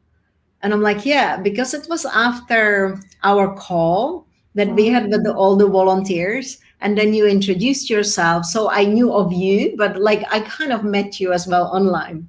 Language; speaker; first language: English; non-native, fluent; Czech